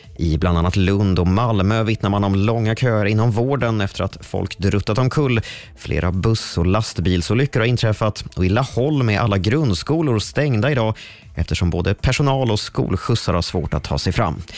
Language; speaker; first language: Swedish; native; Swedish